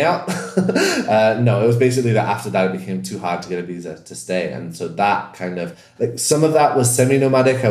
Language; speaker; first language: English; native; English